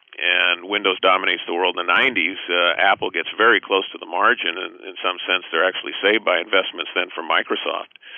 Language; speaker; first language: English; native; English